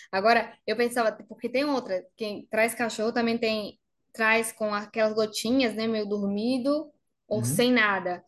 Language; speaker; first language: Portuguese; non-native, fluent; Spanish